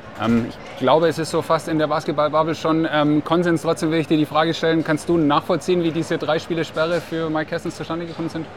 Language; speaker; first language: German; native; German